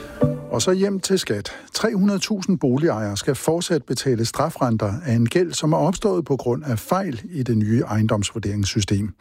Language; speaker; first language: Danish; native; Danish